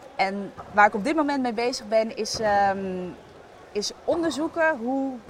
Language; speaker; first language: Dutch; native; Dutch